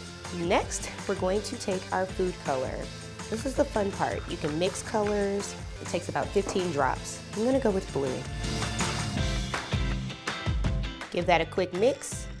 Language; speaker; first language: English; native; English